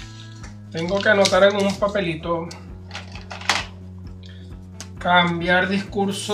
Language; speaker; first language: Spanish; native; Spanish